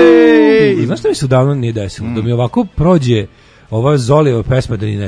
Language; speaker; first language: Serbian; native; Serbian